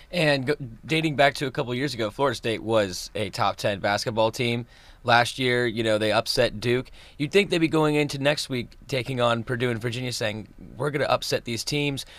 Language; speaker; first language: English; native; English